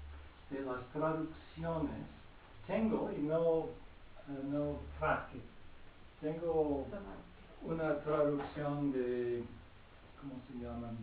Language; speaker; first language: Spanish; non-native, fluent; English